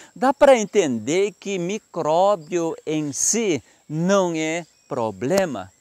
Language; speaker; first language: Portuguese; non-native, fluent; Korean